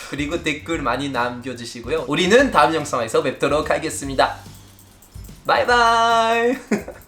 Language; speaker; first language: Korean; non-native, fluent; French